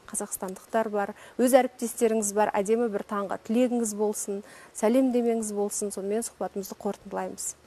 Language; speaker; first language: Kazakh; native; Kazakh